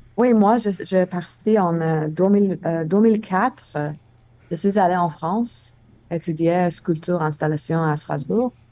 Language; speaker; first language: French; non-native, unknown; Persian